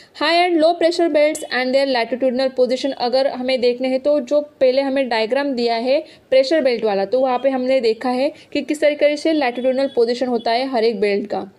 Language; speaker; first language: Hindi; non-native, local second language; Marathi